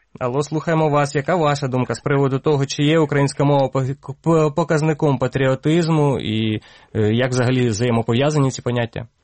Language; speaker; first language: Ukrainian; native; Ukrainian